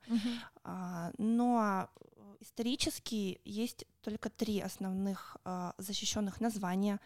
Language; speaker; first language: Russian; native; Russian